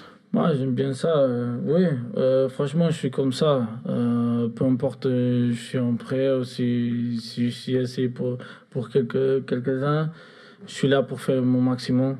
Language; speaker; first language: French; non-native, fluent; Portuguese